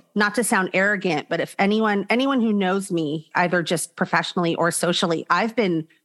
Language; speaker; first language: English; native; English